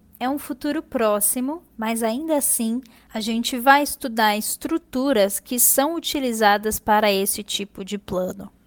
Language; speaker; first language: Portuguese; native; Portuguese